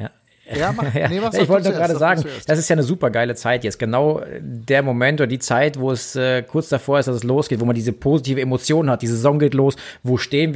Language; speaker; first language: German; native; German